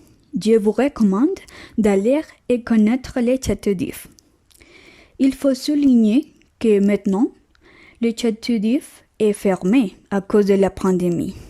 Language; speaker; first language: French; non-native, learner; Spanish